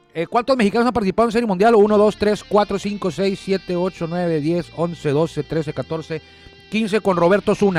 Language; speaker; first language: Spanish; native; Spanish